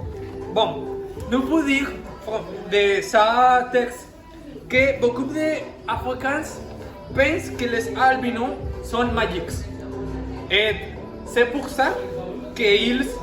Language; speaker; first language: French; non-native, learner; Spanish